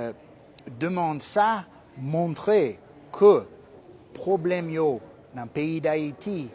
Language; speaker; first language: Haitian Creole; non-native, fluent; English